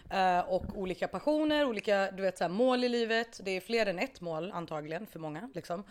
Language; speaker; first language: Swedish; early bilingual, other home language; Arabic